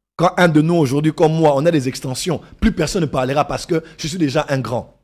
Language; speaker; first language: French; non-native, local second language; Lingala